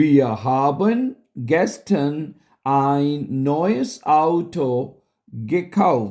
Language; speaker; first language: German; non-native, local second language; Urdu